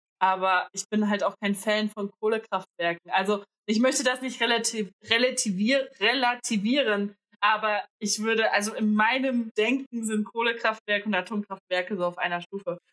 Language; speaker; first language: German; native; German